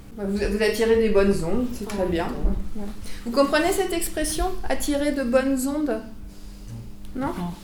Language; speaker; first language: French; native; French